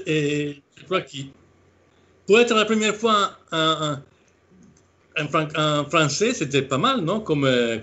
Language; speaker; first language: French; non-native, fluent; Italian